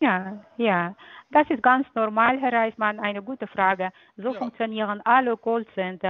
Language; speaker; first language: German; non-native, fluent; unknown